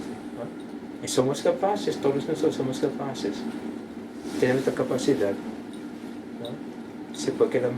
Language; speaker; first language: Spanish; non-native, learner; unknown